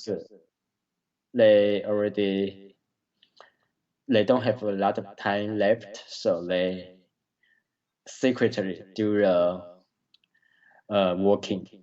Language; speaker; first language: English; non-native, learner; Chinese